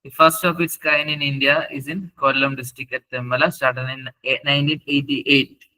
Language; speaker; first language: English; non-native, local second language; Malayalam